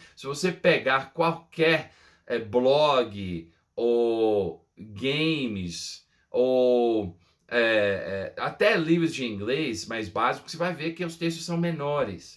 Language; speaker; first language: Portuguese; non-native, fluent; English